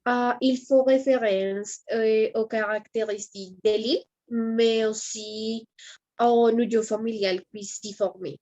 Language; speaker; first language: French; non-native, learner; Spanish